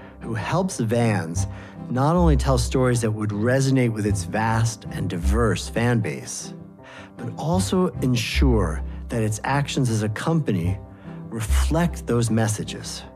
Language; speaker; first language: English; native; English